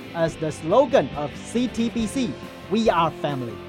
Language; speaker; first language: English; non-native, fluent; Chinese